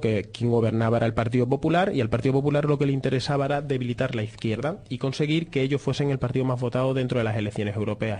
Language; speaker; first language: Spanish; native; Spanish